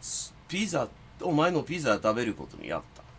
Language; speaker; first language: Japanese; non-native, fluent; English